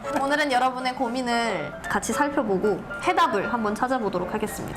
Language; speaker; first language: Korean; non-native, fluent; Russian